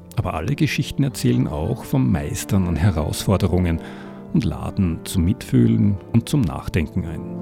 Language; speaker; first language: German; native; German